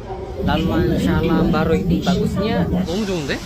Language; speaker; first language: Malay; non-native, fluent; Korean